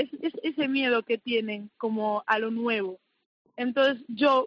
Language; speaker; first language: Spanish; early bilingual, other home language; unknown